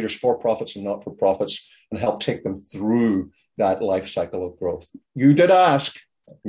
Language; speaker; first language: English; native; English